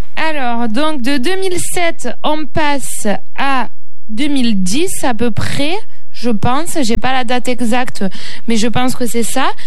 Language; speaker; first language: French; native; French